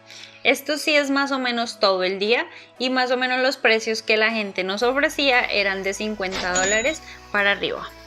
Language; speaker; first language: Spanish; native; Spanish